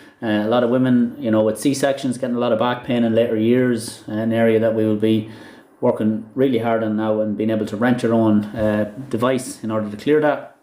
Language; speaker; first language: English; native; English